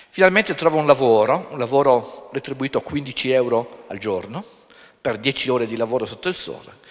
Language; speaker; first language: Italian; native; Italian